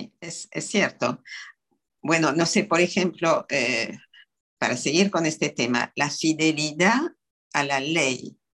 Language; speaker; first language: Spanish; non-native, fluent; French